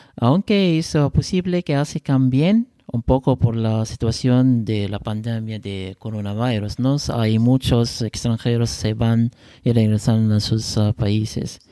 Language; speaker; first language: Spanish; non-native, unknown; Arabic